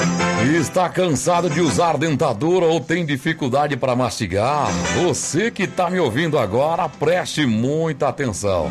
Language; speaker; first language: Portuguese; native; Portuguese